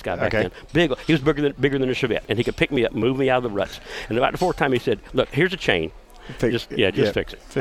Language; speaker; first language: English; native; English